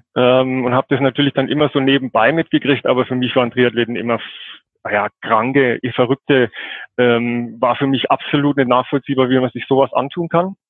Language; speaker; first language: German; native; German